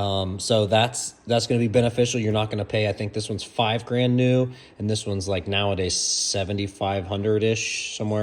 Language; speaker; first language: English; native; English